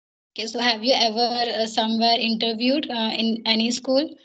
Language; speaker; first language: English; non-native, learner; Hindi